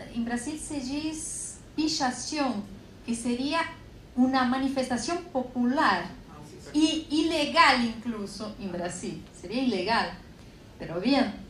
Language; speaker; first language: Spanish; non-native, fluent; Portuguese